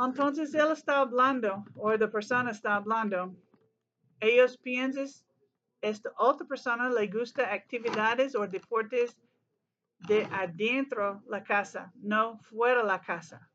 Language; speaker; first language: Spanish; non-native, learner; English